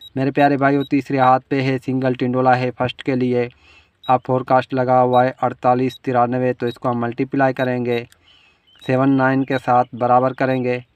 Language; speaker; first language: Urdu; non-native, local second language; Punjabi